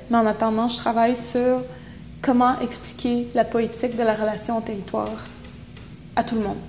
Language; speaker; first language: French; non-native, local second language; Innu-aimun